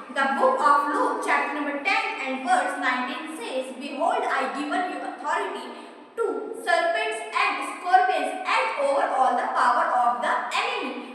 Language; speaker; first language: English; non-native, local second language; Hindi